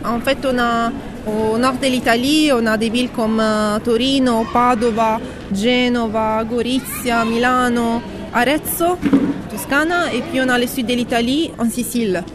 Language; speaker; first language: French; non-native, fluent; Italian